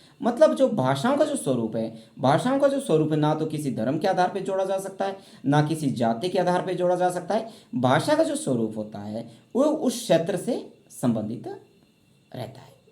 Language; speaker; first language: Hindi; native; Hindi